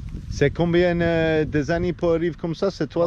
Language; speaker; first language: French; non-native, learner; English